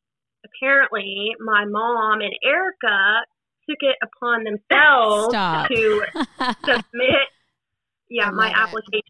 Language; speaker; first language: English; native; English